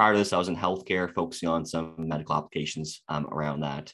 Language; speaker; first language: English; native; English